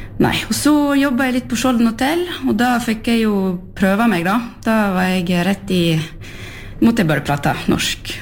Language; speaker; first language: Norwegian; early bilingual, heritage; French